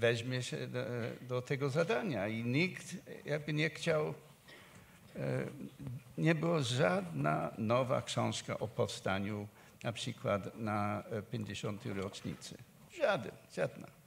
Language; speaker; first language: Polish; non-native, fluent; English